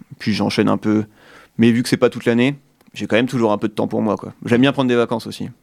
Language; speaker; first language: French; native; French